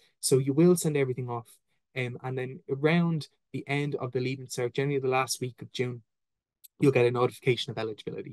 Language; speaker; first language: English; native; English